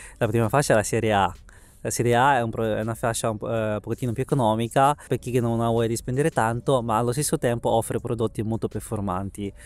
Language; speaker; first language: Italian; early bilingual, other home language; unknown